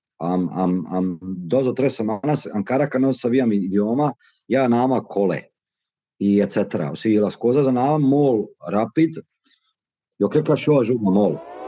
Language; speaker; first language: Catalan; non-native, fluent; Bosnian